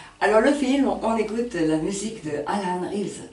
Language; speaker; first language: French; native; French